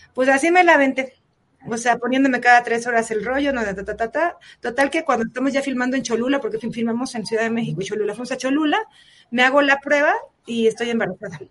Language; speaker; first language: Spanish; native; Spanish